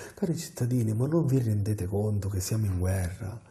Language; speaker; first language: Italian; native; Italian